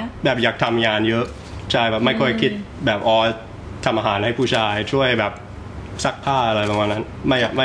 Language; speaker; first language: Thai; early bilingual, heritage; Thai